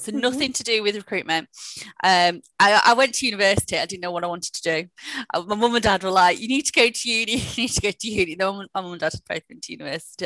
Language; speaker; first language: English; native; English